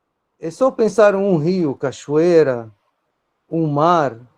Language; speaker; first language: Portuguese; non-native, fluent; Arabic